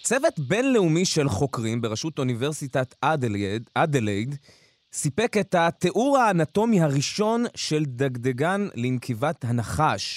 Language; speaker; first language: Hebrew; early bilingual, other home language; Russian